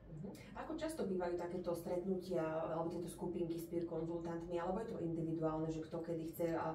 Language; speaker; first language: Slovak; native; Slovak